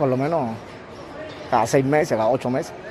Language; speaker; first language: Spanish; native; Spanish